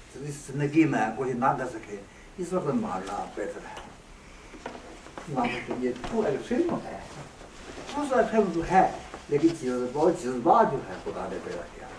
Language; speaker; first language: Urdu; non-native, fluent; Chinese